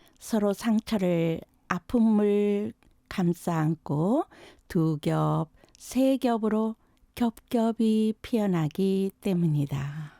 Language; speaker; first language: Korean; native; Korean